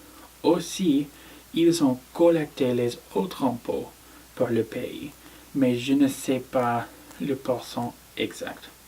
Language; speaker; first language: French; non-native, learner; English